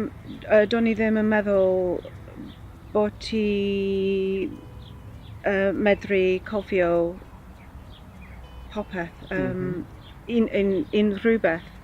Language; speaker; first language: Welsh; non-native, learner; English